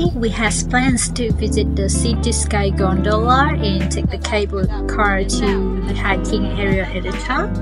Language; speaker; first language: English; non-native, fluent; Vietnamese